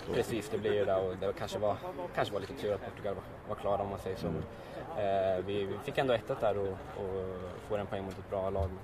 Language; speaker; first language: Swedish; native; Swedish